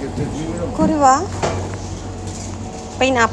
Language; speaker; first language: Japanese; non-native, learner; Filipino